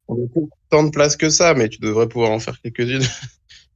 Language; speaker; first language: French; native; French